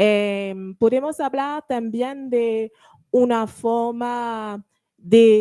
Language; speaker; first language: Spanish; non-native, learner; French